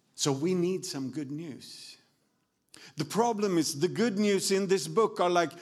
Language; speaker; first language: English; non-native, fluent; Swedish